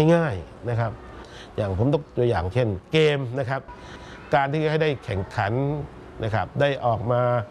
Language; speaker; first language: Thai; native; Thai